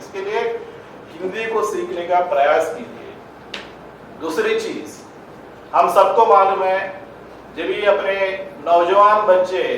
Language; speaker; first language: Hindi; non-native, local second language; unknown